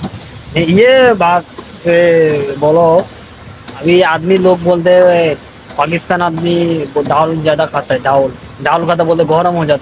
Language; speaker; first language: Hindi; non-native, learner; Bangla